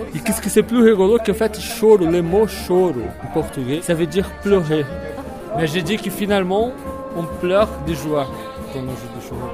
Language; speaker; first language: French; non-native, fluent; Portuguese